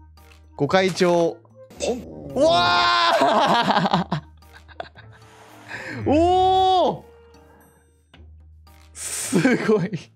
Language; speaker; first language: Japanese; native; Japanese